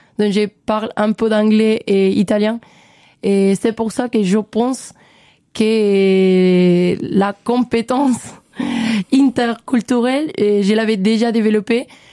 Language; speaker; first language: French; non-native, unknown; Spanish